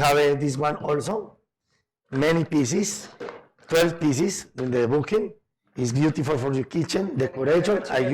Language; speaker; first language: English; non-native, learner; Spanish